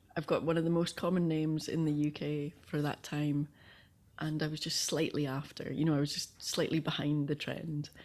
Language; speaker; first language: English; native; English